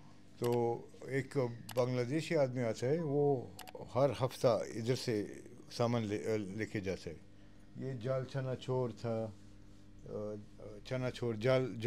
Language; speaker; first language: Hindi; non-native, local second language; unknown